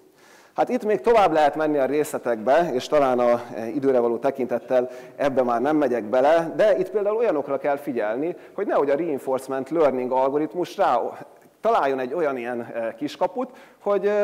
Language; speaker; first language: Hungarian; native; Hungarian